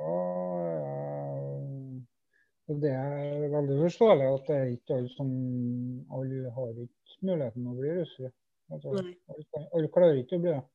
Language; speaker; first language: Norwegian; native; Norwegian